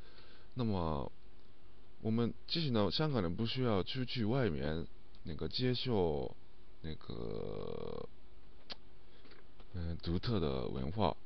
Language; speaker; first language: Chinese; non-native, learner; Japanese